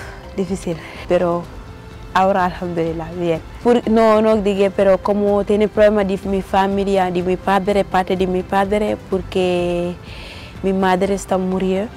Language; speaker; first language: Spanish; non-native, learner; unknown